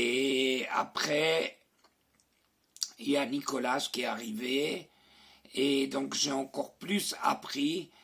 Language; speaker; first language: French; non-native, fluent; Spanish